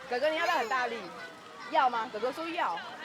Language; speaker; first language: Chinese; native; Chinese